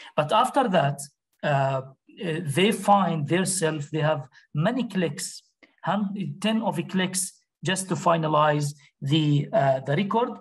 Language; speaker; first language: English; non-native, fluent; Arabic